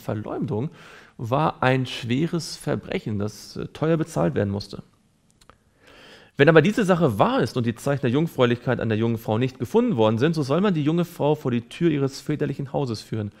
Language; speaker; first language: German; native; German